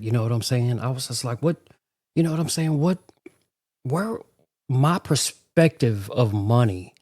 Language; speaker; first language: English; native; English